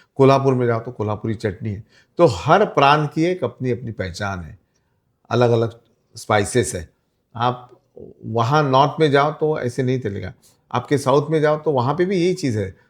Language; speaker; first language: Hindi; non-native, local second language; Marathi